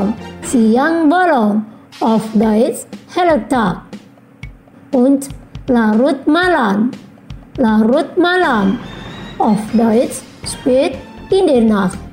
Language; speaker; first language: German; non-native, learner; Indonesian